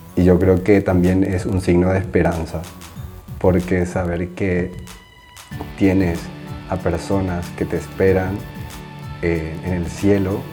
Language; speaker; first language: Spanish; native; Spanish